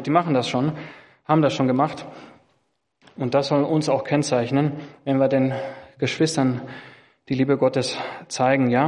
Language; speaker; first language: German; non-native, fluent; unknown